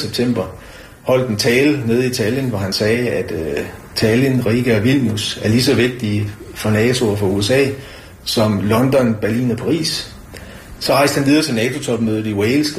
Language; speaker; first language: Danish; native; Danish